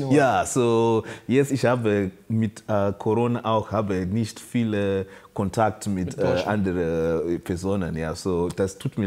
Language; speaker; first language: German; non-native, learner; Shona